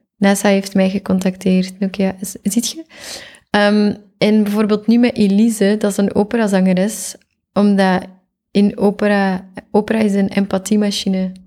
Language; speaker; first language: Dutch; native; Dutch